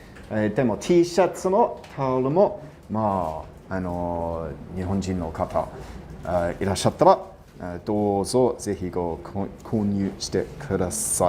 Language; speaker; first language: Japanese; non-native, fluent; English